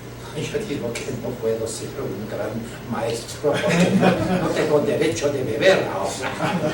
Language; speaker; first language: Spanish; non-native, learner; Chinese